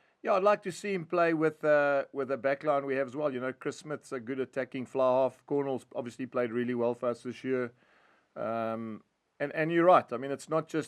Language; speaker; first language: English; native; English